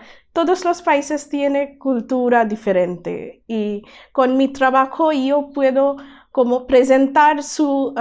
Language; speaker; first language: Spanish; non-native, learner; Bangla